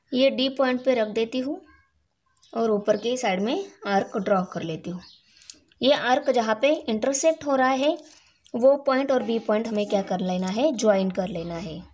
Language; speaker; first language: Hindi; non-native, local second language; Marathi